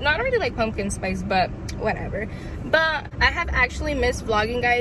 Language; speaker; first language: English; early bilingual, other home language; Spanish